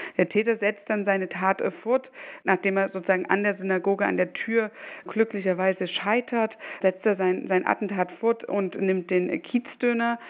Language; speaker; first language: German; native; German